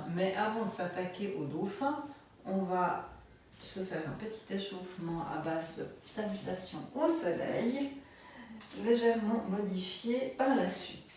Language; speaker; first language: French; native; French